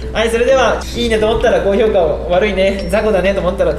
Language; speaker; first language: Japanese; native; Japanese